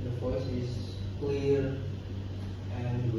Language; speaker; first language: English; non-native, learner; Indonesian